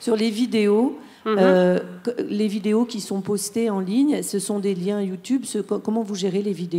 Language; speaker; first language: French; native; French